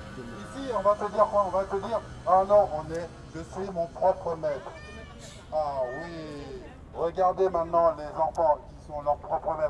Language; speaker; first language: French; native; French